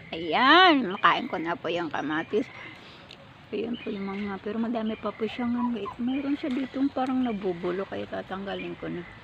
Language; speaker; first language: Filipino; non-native, local second language; Cebuano